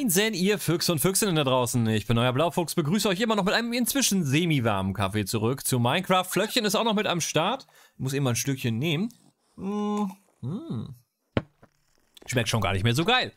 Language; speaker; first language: German; native; German